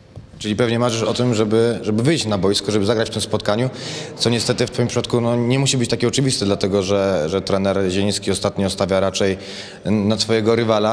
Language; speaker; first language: Polish; native; Polish